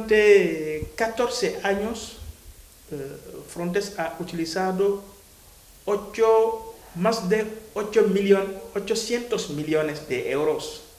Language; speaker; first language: Spanish; non-native, fluent; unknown